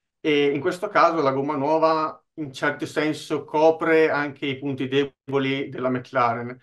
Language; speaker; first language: Italian; native; Italian